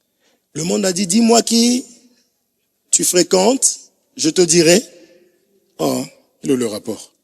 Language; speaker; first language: French; non-native, local second language; Lingala